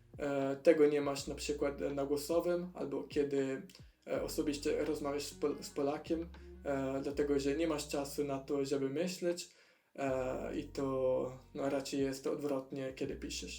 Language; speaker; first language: Polish; non-native, fluent; Italian